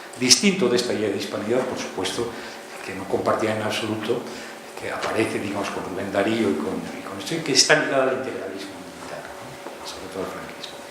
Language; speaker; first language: Spanish; native; Spanish